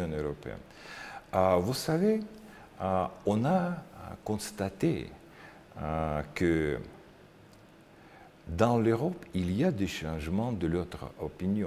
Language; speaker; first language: French; non-native, learner; Russian